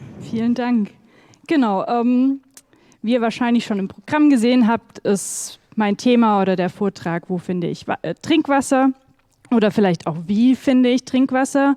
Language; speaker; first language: German; native; German